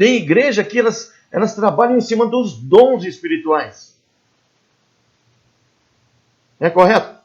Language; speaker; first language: Portuguese; native; Portuguese